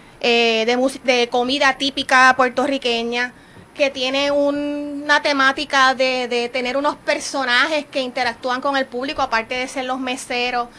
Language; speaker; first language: Spanish; native; Spanish